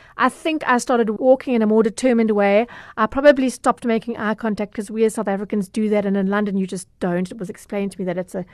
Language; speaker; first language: English; native; English